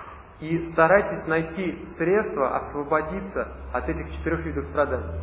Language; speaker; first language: Russian; native; Russian